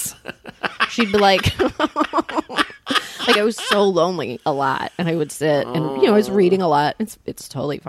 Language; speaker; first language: English; native; English